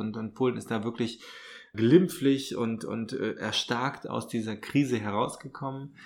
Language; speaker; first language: German; native; German